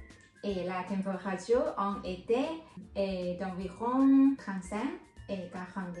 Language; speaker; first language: French; non-native, fluent; Thai